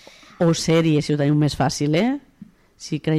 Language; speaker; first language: Catalan; native; Catalan